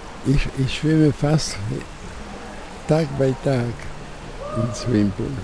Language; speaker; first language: German; non-native, fluent; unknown